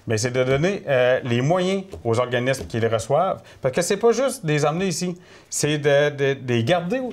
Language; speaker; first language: French; native; French